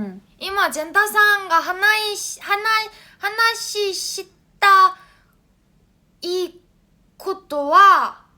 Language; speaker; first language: Japanese; non-native, learner; Korean